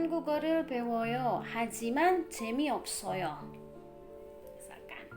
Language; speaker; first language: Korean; non-native, fluent; Indonesian